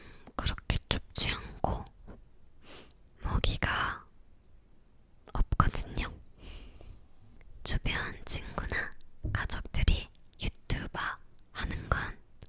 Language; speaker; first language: Korean; non-native, learner; English